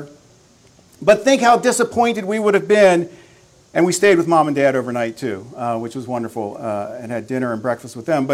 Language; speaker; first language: English; native; English